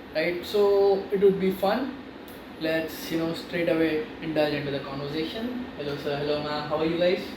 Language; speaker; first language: English; non-native, local second language; Gujarati